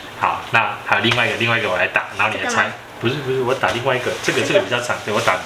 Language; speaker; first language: Chinese; native; Chinese